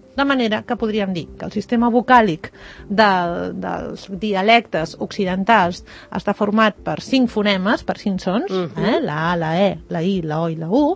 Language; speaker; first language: Catalan; native; Catalan